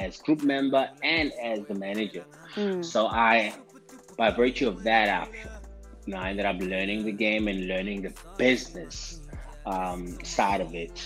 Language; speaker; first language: English; non-native, local second language; Zulu